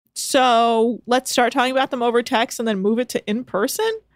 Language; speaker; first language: English; native; English